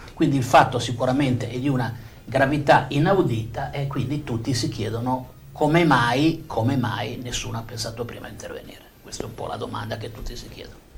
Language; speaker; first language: Italian; native; Italian